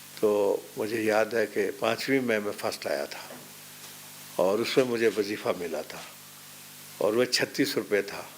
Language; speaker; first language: Urdu; non-native, local second language; Pahari-Potwari